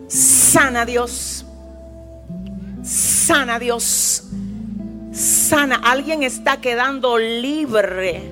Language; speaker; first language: Spanish; native; Spanish